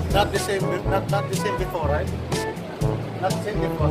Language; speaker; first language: English; non-native, learner; Filipino